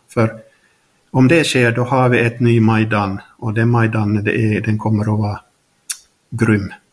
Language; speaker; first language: Swedish; native; Swedish